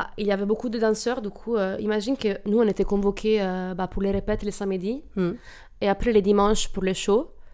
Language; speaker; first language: French; non-native, fluent; Italian